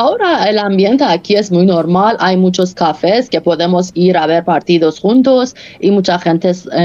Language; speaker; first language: Spanish; non-native, learner; Persian